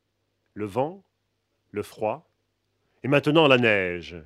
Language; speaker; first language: French; native; French